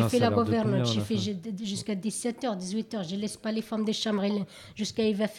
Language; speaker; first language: French; non-native, learner; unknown